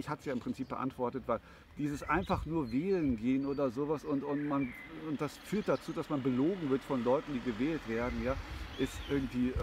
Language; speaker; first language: German; native; German